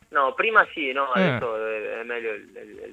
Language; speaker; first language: Italian; non-native, learner; Spanish